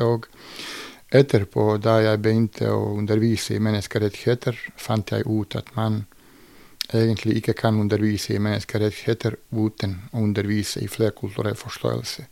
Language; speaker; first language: Norwegian; non-native, fluent; Bosnian